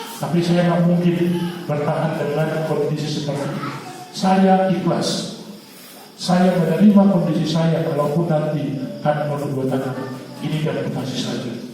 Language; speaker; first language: Indonesian; non-native, local second language; Batak Toba